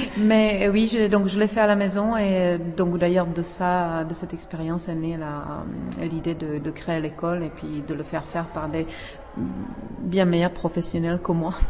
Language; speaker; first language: French; non-native, fluent; Czech